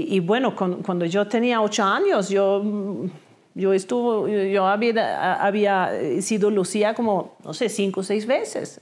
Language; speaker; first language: Spanish; non-native, fluent; Swedish